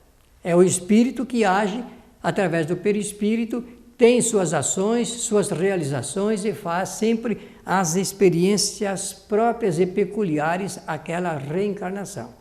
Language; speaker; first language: Portuguese; native; Portuguese